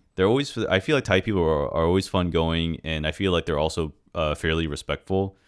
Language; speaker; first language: English; early bilingual, other home language; Lao